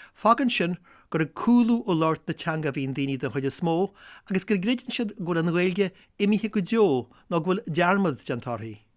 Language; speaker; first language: Irish; native; Irish